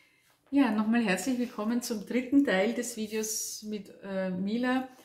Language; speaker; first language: German; native; German